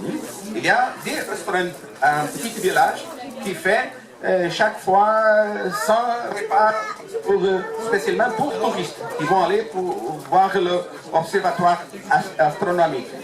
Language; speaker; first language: French; non-native, learner; Portuguese